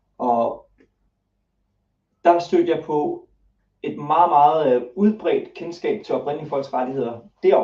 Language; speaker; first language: Danish; early bilingual, other home language; Kalaallisut